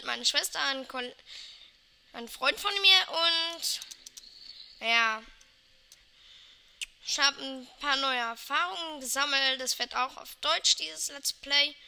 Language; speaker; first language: German; non-native, local second language; Luxembourgish